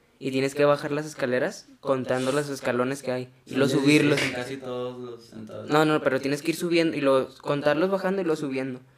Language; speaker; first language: Spanish; native; Spanish